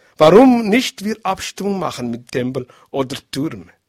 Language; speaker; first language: German; non-native, learner; Arabic